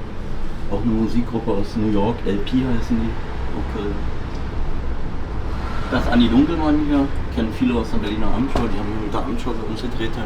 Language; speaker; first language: German; native; German